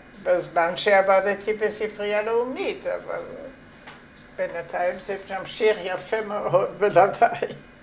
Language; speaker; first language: Hebrew; non-native, fluent; French